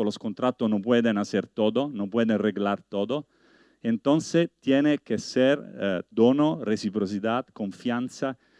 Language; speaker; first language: Spanish; non-native, learner; Italian